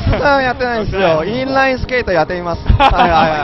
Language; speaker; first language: Japanese; non-native, fluent; Korean